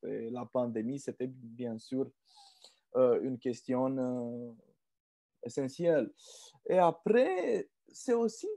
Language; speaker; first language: French; non-native, fluent; Romanian